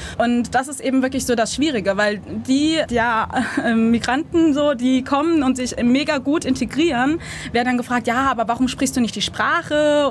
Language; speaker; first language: German; early bilingual, other home language; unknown